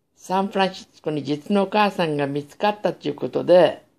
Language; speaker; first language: Japanese; native; Japanese